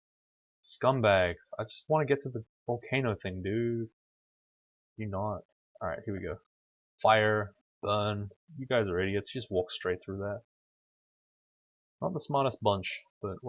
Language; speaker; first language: English; native; English